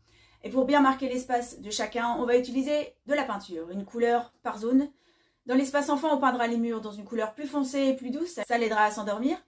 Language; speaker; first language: French; native; French